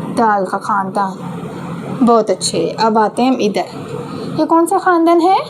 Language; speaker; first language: Urdu; native; Urdu